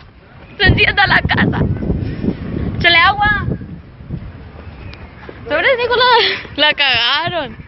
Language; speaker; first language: Spanish; native; Spanish